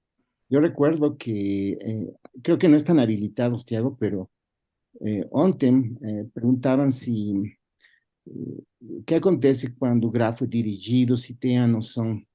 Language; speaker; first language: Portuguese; non-native, fluent; Spanish